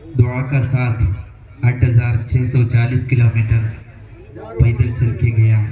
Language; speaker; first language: Urdu; non-native, local second language; Malayalam